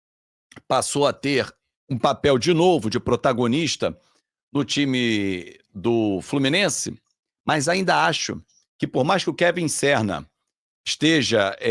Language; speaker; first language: Portuguese; native; Portuguese